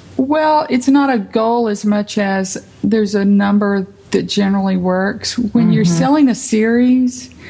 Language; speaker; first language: English; native; English